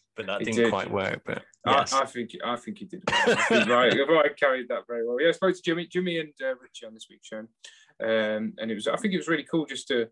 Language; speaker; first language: English; native; English